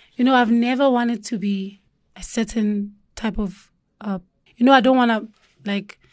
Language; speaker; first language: English; non-native, local second language; Zulu